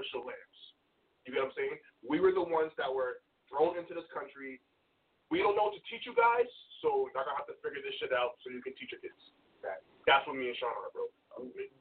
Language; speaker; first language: English; native; English